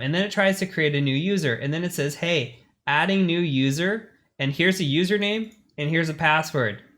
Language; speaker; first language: English; native; English